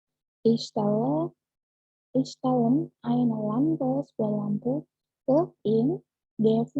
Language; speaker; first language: German; non-native, learner; Indonesian